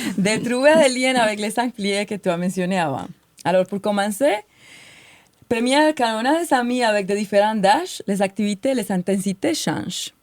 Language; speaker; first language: French; non-native, fluent; Spanish